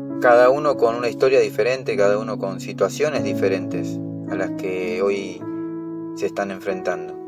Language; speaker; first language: Spanish; native; Spanish